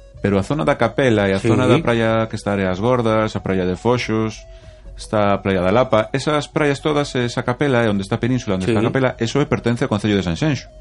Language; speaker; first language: Galician; native; Galician